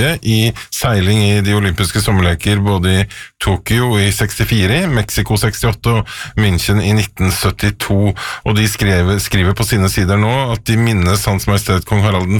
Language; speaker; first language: Norwegian; native; Norwegian